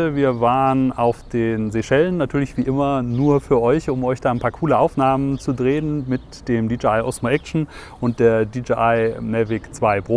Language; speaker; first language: German; native; German